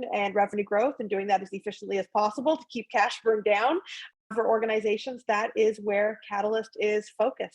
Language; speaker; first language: English; native; English